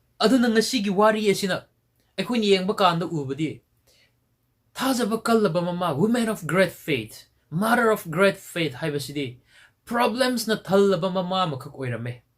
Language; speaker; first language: Manipuri; non-native, local second language; Tangkhul Naga (India)